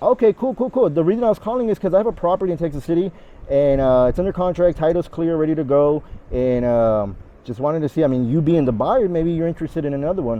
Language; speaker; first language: English; native; English